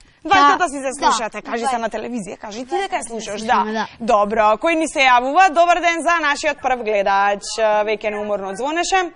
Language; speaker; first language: Macedonian; native; Macedonian